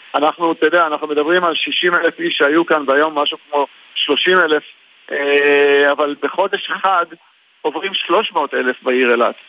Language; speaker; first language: Hebrew; native; Hebrew